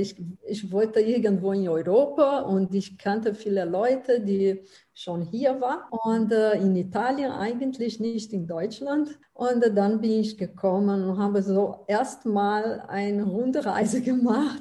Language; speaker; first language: German; non-native, fluent; Portuguese